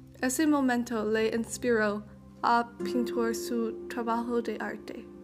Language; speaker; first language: Spanish; non-native, learner; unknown